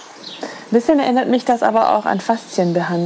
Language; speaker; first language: German; native; German